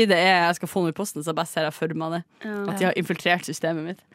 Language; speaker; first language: Norwegian; native; Norwegian